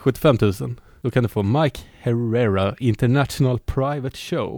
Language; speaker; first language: Swedish; native; Swedish